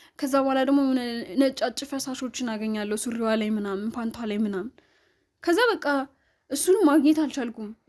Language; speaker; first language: Amharic; native; Amharic